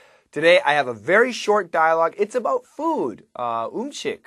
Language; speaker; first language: English; native; English